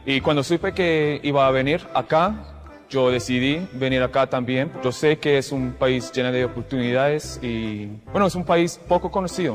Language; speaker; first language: Spanish; non-native, fluent; English